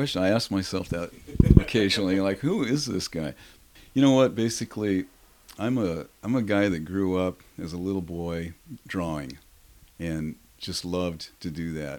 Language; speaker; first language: English; native; English